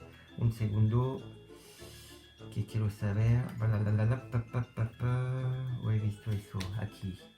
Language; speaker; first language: Spanish; non-native, learner; French